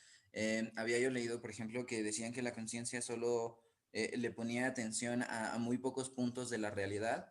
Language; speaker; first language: Spanish; native; Spanish